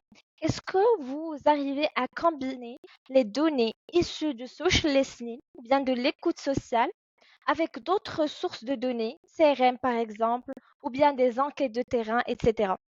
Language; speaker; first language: French; non-native, fluent; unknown